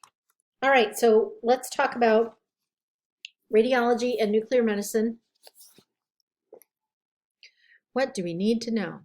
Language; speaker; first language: English; native; English